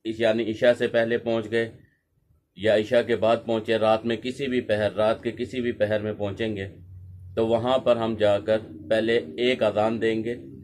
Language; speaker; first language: Urdu; non-native, local second language; Punjabi